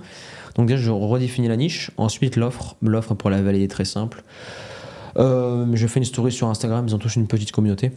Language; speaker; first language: French; native; French